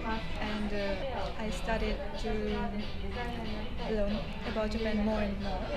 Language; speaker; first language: English; non-native, learner; Russian